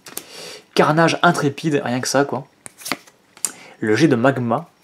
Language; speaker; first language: French; native; French